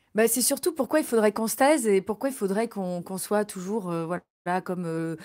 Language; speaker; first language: French; native; French